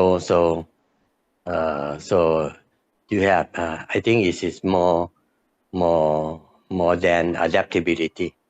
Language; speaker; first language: English; non-native, learner; Thai